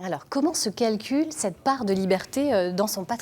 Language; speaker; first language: French; native; French